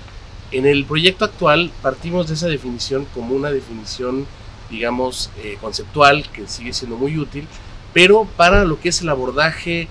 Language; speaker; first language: Spanish; native; Spanish